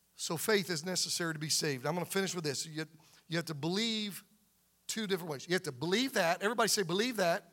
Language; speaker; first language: English; native; English